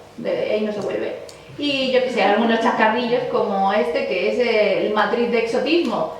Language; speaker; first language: Spanish; early bilingual, other home language; Chinese